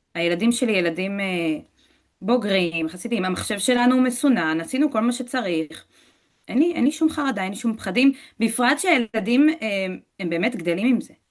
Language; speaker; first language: Hebrew; early bilingual, heritage; Hebrew